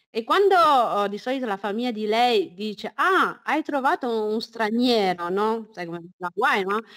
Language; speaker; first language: Italian; early bilingual, other home language; Chinese